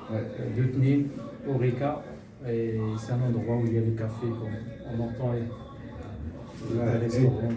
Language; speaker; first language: French; non-native, local second language; Arabic